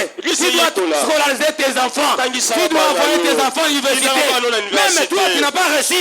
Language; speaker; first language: French; non-native, local second language; Lingala